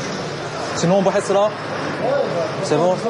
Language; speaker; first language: French; non-native, learner; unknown